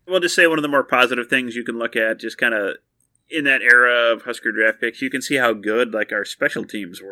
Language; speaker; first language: English; native; English